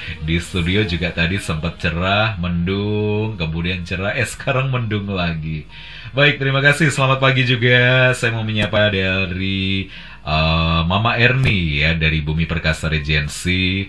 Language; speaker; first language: Indonesian; native; Indonesian